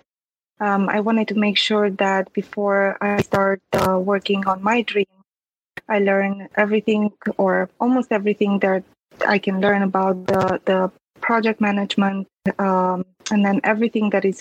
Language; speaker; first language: English; non-native, fluent; Romanian